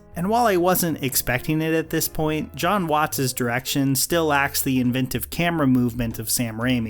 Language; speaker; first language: English; native; English